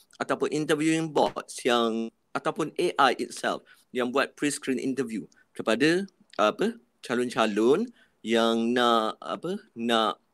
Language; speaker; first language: Malay; native; Malay